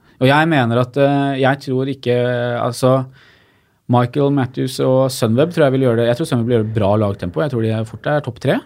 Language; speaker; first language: Norwegian; native; Norwegian